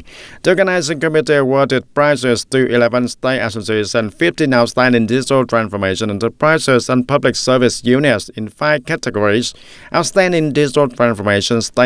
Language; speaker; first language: English; non-native, fluent; Vietnamese